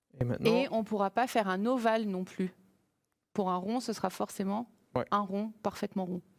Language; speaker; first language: French; native; French